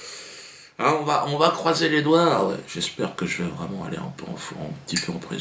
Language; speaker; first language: French; native; French